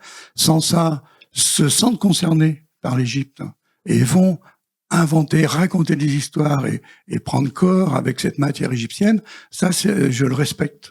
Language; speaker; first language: French; native; French